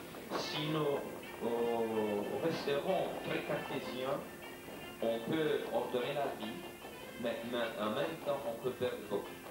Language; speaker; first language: French; non-native, learner; Romanian